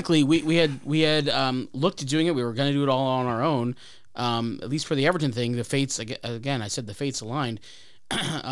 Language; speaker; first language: English; native; English